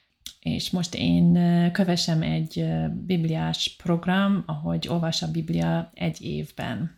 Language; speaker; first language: Hungarian; non-native, learner; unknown